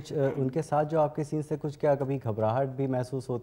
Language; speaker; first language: Hindi; native; Hindi